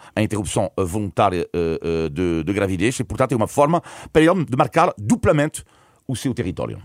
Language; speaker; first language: Portuguese; non-native, fluent; French